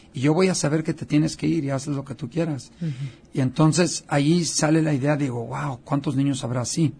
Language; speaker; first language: Spanish; early bilingual, heritage; Spanish